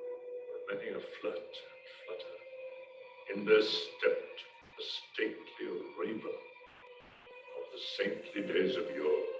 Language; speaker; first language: English; native; English